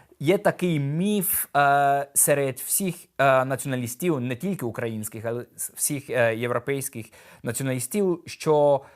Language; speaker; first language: Ukrainian; non-native, fluent; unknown